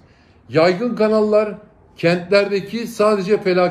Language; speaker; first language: Turkish; native; Turkish